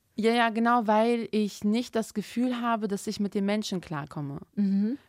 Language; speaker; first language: German; early bilingual, other home language; Turkish